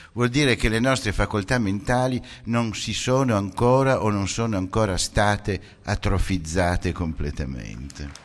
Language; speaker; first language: Italian; native; Italian